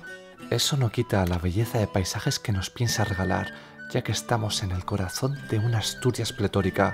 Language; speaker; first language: Spanish; native; Spanish